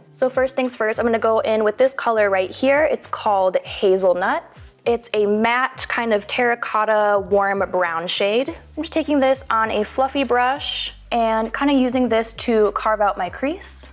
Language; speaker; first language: English; native; English